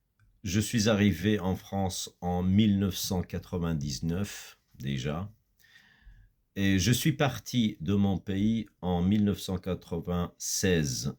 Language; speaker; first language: French; non-native, fluent; Kurdish